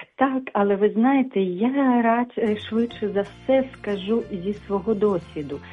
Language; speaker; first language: Ukrainian; non-native, local second language; Russian